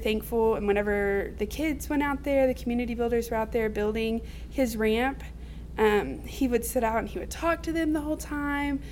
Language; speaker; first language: English; native; English